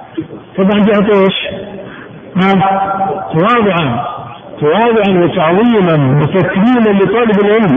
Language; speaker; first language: Arabic; native; Arabic